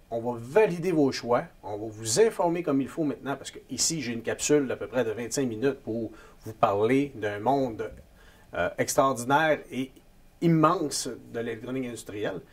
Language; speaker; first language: French; native; French